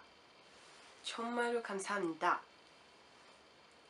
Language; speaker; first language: Korean; non-native, learner; French